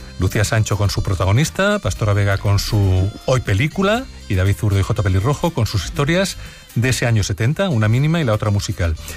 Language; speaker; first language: Spanish; native; Spanish